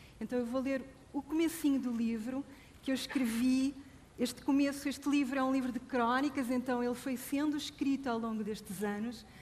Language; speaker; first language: Portuguese; native; Portuguese